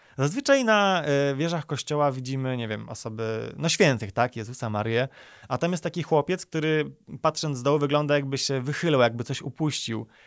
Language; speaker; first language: Polish; native; Polish